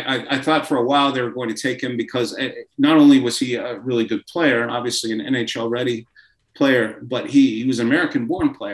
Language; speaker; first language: English; native; English